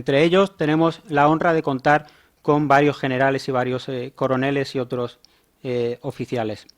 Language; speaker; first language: Spanish; native; Spanish